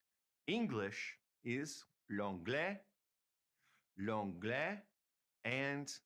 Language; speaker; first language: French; non-native, fluent; English